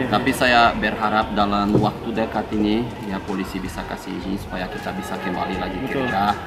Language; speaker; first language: Indonesian; non-native, fluent; Portuguese